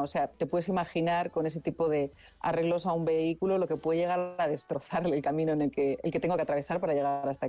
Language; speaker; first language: Spanish; native; Spanish